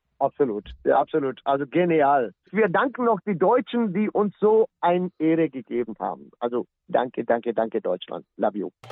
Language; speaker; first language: German; non-native, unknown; Punjabi